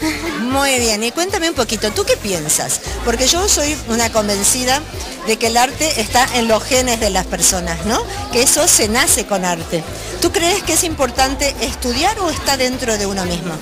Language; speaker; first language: Spanish; native; Spanish